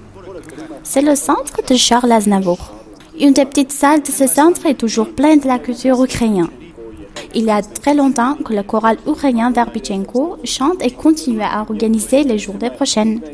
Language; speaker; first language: French; non-native, fluent; Armenian